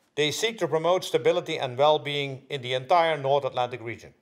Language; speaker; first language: English; non-native, fluent; Dutch